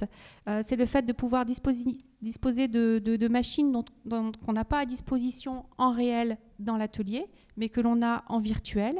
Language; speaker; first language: French; native; French